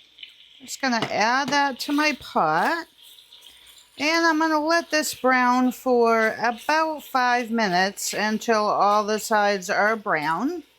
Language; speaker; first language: English; native; English